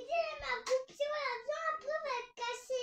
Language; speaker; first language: French; native; French